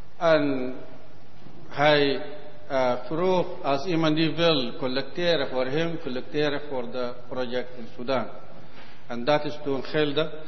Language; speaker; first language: Dutch; non-native, learner; Arabic